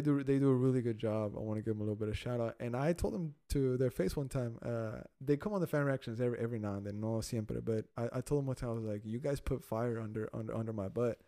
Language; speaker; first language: English; early bilingual, other home language; Spanish